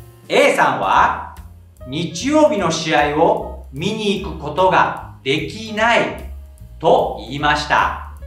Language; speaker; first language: Japanese; non-native, fluent; Indonesian